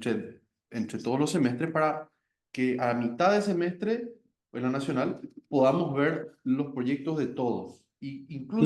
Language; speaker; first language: Spanish; native; Spanish